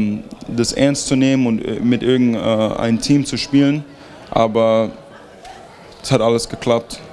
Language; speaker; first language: German; early bilingual, heritage; German